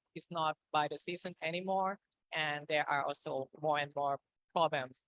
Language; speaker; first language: English; non-native, fluent; Thai